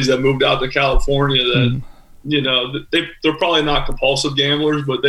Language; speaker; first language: English; native; English